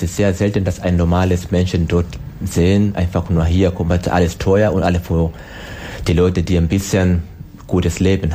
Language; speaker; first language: German; non-native, learner; Swahili